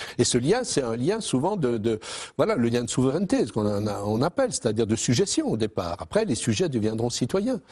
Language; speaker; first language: French; native; French